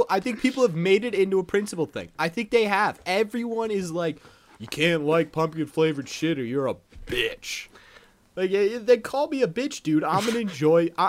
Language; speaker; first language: English; native; English